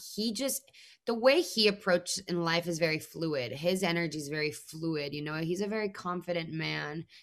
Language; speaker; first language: English; non-native, fluent; Spanish